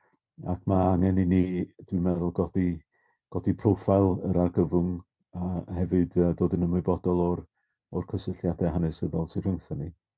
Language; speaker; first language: Welsh; native; Welsh